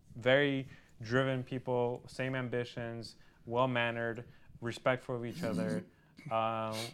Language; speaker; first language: English; early bilingual, other home language; Spanish